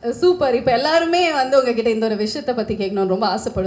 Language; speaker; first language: Tamil; native; Tamil